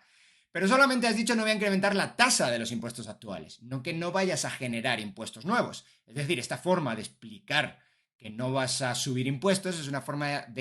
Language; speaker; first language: Spanish; native; Spanish